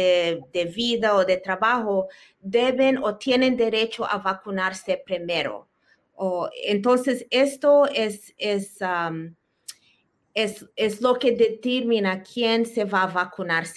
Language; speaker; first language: Spanish; early bilingual, heritage; Spanish